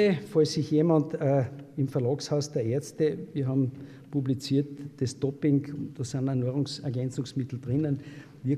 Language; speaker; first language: German; native; German